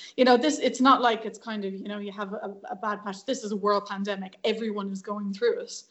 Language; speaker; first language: English; native; English